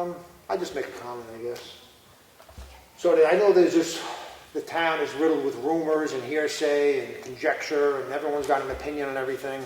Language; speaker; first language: English; native; English